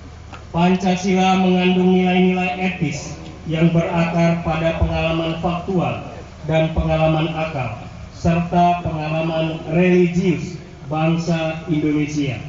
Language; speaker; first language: Indonesian; native; Indonesian